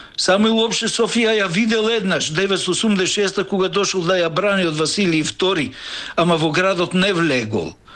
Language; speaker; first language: Macedonian; native; Macedonian